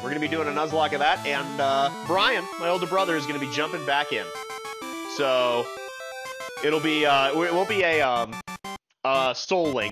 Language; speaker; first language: English; native; English